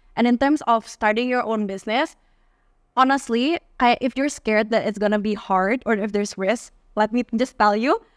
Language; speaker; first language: English; non-native, fluent; Indonesian